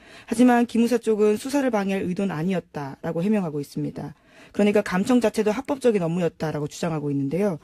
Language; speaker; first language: Korean; native; Korean